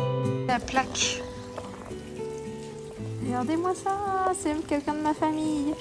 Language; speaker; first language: French; native; French